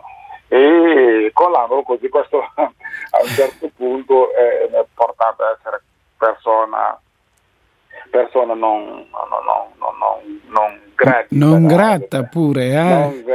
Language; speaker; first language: Italian; non-native, fluent; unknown